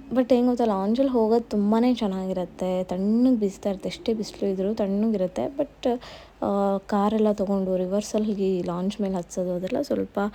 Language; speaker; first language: Kannada; non-native, local second language; Marathi